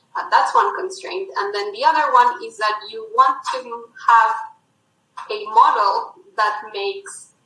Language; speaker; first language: English; non-native, fluent; Spanish